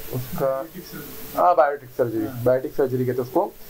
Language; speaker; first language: Hindi; native; Hindi